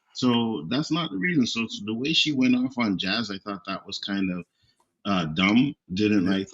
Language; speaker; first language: English; native; English